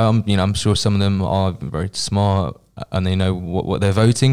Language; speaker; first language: English; native; English